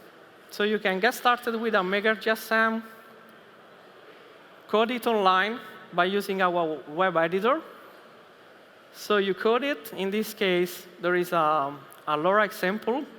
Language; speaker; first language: English; non-native, fluent; Italian